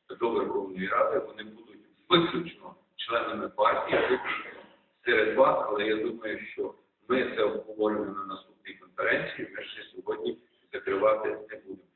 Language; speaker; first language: Ukrainian; native; Ukrainian